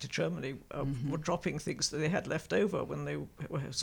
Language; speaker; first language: English; native; English